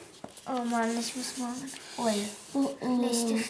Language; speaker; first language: German; native; German